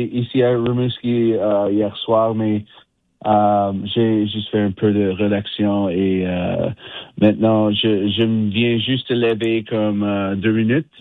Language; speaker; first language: French; non-native, local second language; English